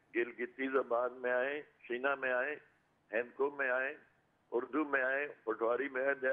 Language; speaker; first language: Urdu; native; Urdu